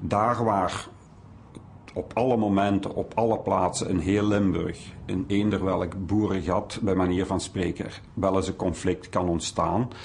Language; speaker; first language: Dutch; native; Dutch